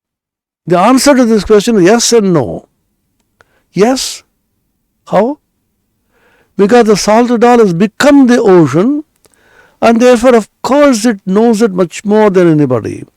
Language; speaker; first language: English; non-native, local second language; Bangla